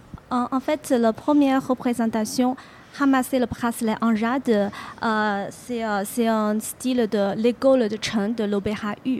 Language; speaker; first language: French; non-native, fluent; Chinese